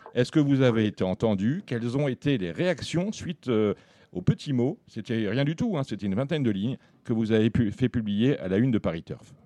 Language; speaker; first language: French; native; French